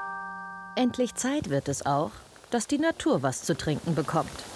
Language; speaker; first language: German; native; German